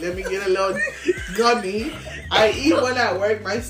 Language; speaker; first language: English; early bilingual, other home language; Spanish